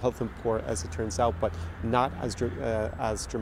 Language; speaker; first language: English; native; English